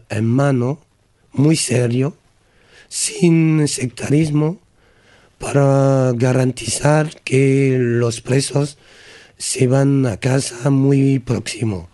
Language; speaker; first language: Spanish; non-native, learner; French